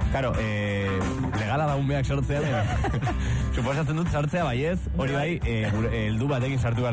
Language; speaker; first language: Basque; native; Basque